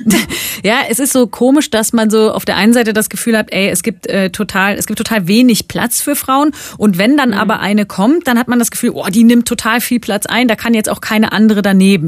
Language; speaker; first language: German; native; German